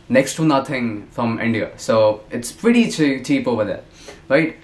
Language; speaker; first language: English; non-native, local second language; Hindi